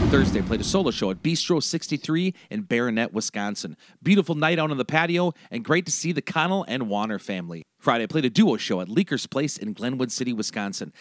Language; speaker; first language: English; native; English